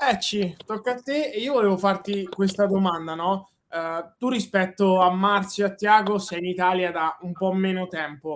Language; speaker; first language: Italian; native; Italian